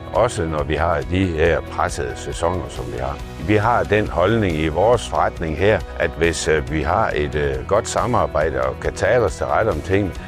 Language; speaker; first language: Danish; native; Danish